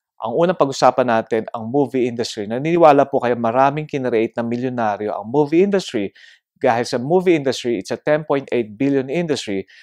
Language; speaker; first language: Filipino; native; Filipino